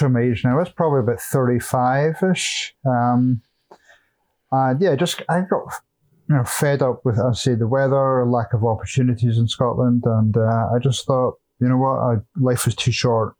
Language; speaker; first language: English; native; English